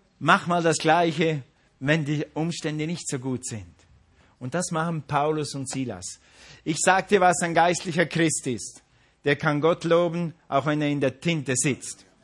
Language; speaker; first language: German; non-native, fluent; English